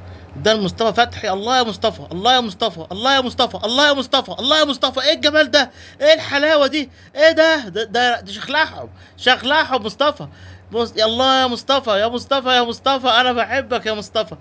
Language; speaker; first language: Arabic; native; Arabic